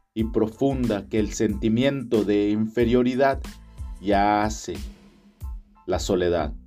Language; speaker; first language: Spanish; native; Spanish